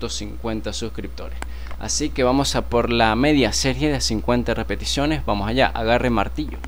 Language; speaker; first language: Spanish; native; Spanish